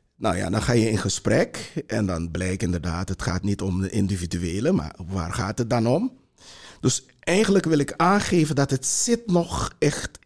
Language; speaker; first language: Dutch; non-native, local second language; Sranan Tongo